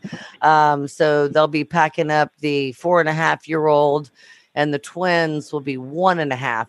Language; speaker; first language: English; native; English